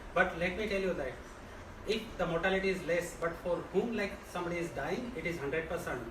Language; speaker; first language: English; non-native, local second language; Gujarati